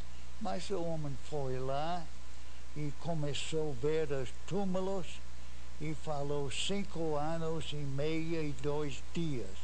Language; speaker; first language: Portuguese; non-native, fluent; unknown